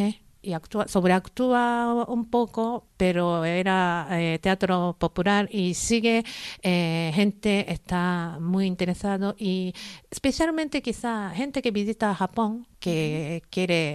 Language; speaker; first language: Spanish; non-native, learner; Japanese